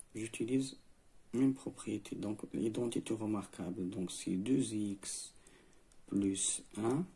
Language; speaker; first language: French; non-native, local second language; Arabic